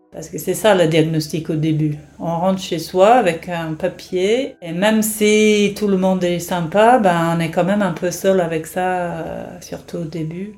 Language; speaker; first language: French; non-native, fluent; English